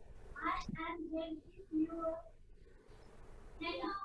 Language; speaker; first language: English; non-native, learner; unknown